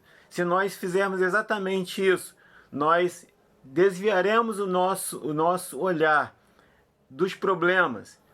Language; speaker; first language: Portuguese; native; Portuguese